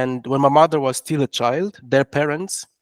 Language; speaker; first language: English; non-native, fluent; French